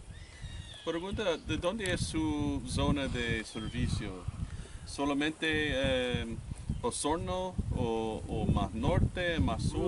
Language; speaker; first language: Spanish; non-native, learner; English